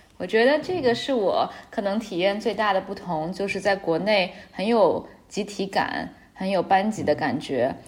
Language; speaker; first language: Chinese; native; Chinese